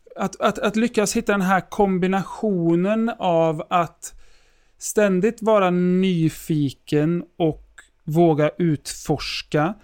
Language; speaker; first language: Swedish; native; Swedish